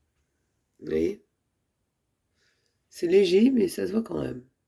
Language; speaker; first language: French; native; French